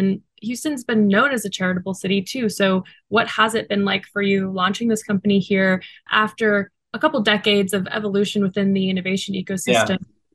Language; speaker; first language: English; native; English